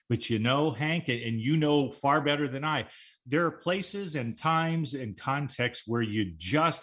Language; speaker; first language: English; native; English